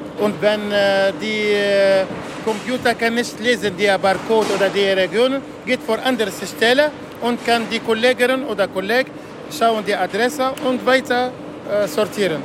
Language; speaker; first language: German; non-native, learner; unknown